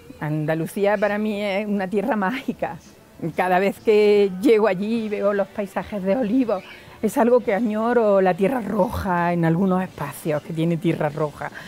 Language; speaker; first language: Spanish; native; Spanish